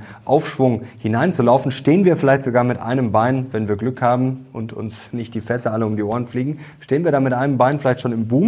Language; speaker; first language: German; native; German